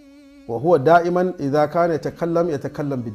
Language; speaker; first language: Arabic; non-native, fluent; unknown